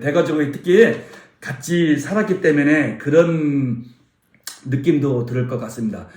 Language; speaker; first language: Korean; native; Korean